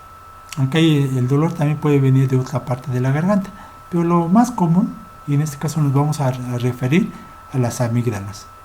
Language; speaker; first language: Spanish; native; Spanish